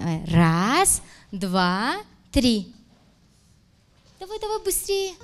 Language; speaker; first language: Russian; non-native, local second language; Tajik